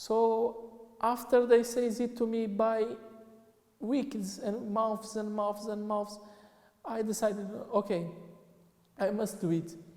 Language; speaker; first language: English; non-native, fluent; Portuguese